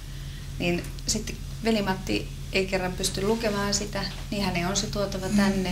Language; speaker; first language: Finnish; native; Finnish